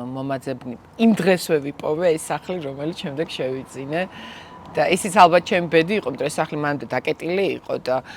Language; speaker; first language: Georgian; native; Georgian